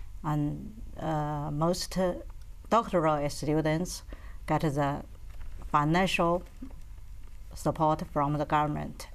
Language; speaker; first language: English; non-native, learner; Chinese